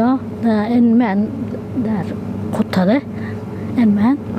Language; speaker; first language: Swedish; non-native, learner; Somali